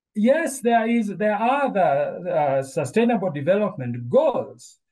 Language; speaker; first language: English; non-native, local second language; Luo (Kenya and Tanzania)